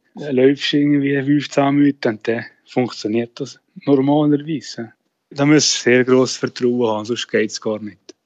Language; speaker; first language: German; native; German